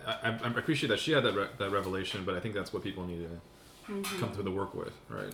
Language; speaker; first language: English; early bilingual, other home language; Spanish